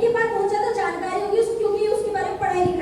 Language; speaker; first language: Hindi; native; Hindi